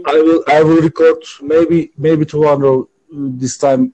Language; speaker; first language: English; non-native, learner; Turkish